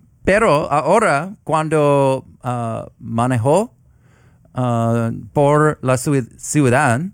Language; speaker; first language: Spanish; non-native, learner; English